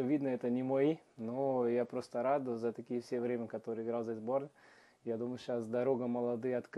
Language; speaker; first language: Russian; non-native, learner; Portuguese